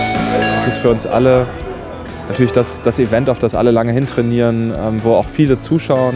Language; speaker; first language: German; native; German